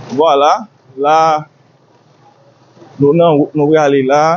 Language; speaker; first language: Haitian Creole; native; Haitian Creole